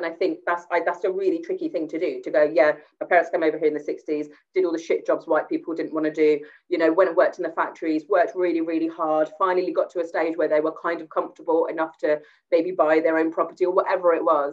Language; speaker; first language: English; native; English